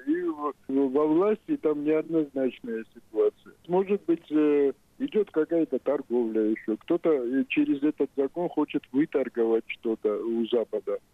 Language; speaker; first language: Russian; non-native, local second language; Georgian